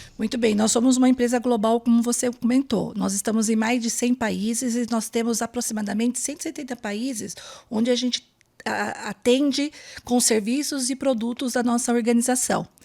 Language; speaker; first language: Portuguese; native; Portuguese